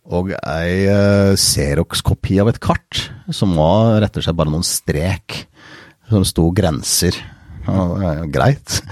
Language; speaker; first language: Norwegian; early bilingual, heritage; Norwegian